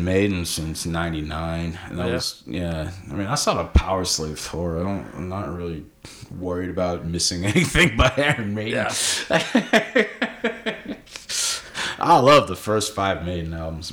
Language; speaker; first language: English; native; English